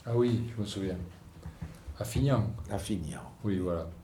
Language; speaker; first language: French; native; French